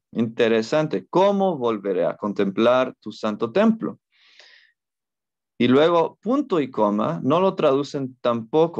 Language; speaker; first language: Spanish; non-native, fluent; English